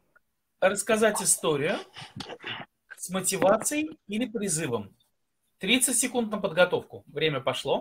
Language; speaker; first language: Russian; native; Russian